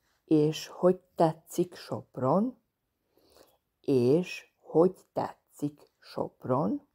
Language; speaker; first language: Hungarian; non-native, fluent; Serbian